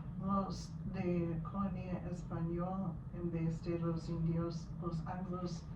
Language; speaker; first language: Spanish; non-native, learner; English